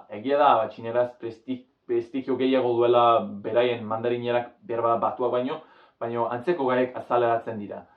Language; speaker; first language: Basque; non-native, fluent; English